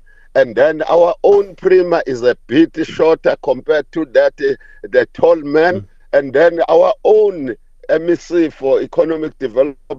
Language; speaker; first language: English; non-native, local second language; Zulu